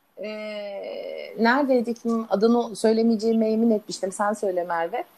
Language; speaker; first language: Turkish; native; Turkish